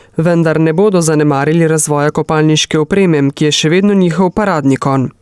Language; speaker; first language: Slovenian; native; Slovenian